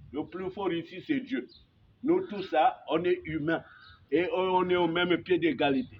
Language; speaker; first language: French; native; French